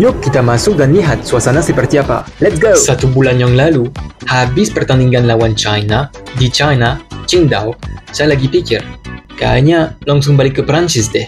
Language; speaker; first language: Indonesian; non-native, fluent; French